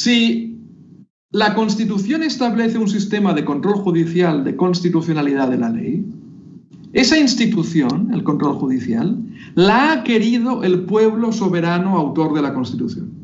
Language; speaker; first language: Spanish; native; Spanish